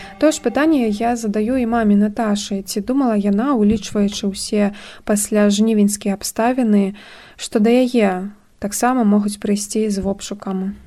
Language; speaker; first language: Belarusian; native; Belarusian